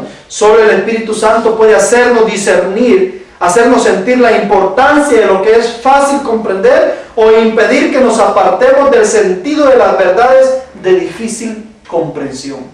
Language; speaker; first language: Spanish; native; Spanish